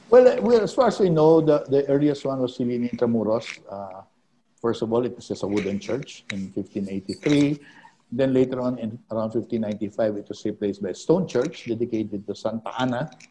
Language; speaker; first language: English; non-native, local second language; Filipino